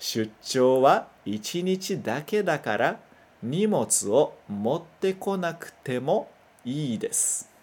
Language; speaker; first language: Japanese; non-native, fluent; Portuguese